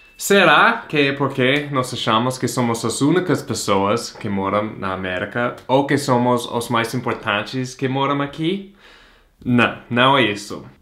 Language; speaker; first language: Portuguese; non-native, fluent; English